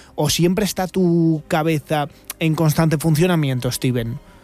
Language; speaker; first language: Spanish; native; Spanish